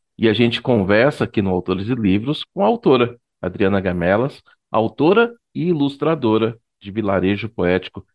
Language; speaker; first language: Portuguese; native; Portuguese